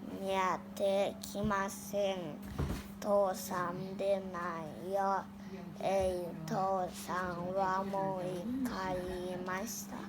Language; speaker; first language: Japanese; non-native, learner; Thai